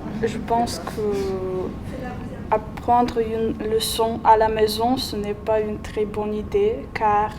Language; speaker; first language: French; non-native, fluent; Bulgarian